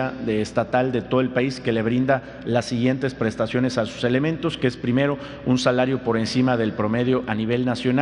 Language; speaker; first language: Spanish; native; Spanish